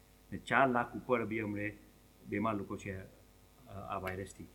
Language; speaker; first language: Gujarati; early bilingual, heritage; Gujarati